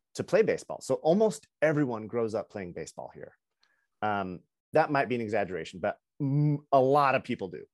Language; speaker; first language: English; native; English